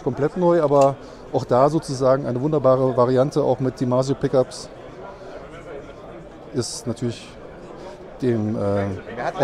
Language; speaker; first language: German; native; German